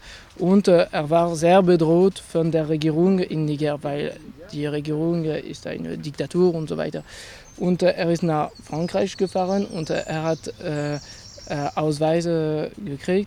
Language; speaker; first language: German; non-native, fluent; French